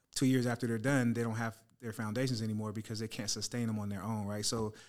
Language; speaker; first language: English; native; English